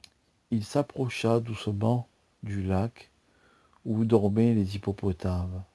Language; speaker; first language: French; native; French